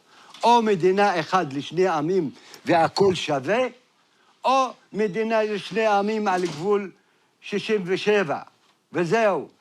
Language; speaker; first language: Hebrew; non-native, local second language; Arabic